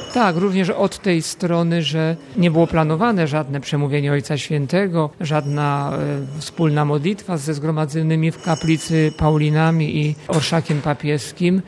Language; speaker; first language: Polish; native; Polish